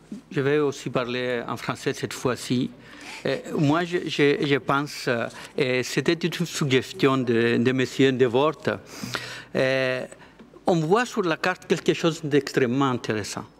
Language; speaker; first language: French; non-native, fluent; Greek